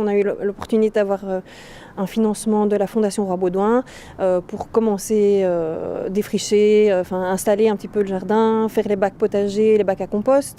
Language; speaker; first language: French; native; French